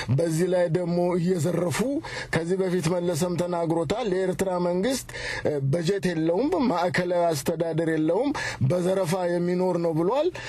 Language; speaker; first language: Amharic; native; Amharic